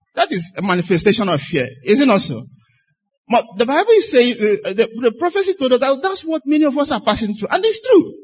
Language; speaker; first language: English; non-native, local second language; Igbo